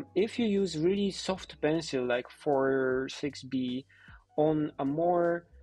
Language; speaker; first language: English; non-native, fluent; Polish